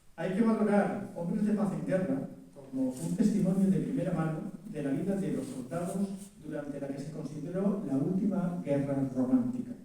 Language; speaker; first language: Spanish; native; Spanish